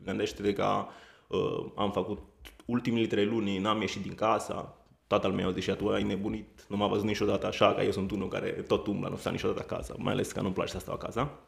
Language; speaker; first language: Romanian; non-native, fluent; Italian